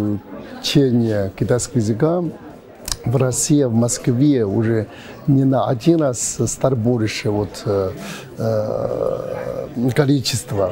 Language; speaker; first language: Russian; non-native, learner; Chinese